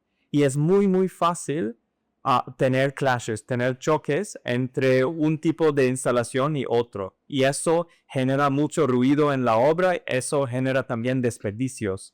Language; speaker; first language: Spanish; non-native, fluent; English